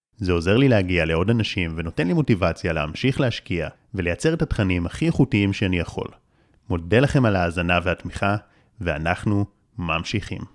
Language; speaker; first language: Hebrew; native; Hebrew